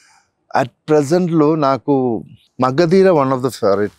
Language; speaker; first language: Telugu; non-native, learner; Malayalam